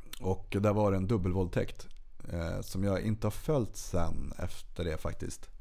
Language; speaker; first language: Swedish; native; Swedish